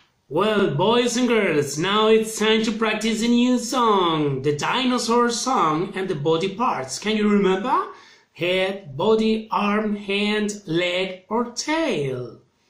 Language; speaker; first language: English; non-native, fluent; Spanish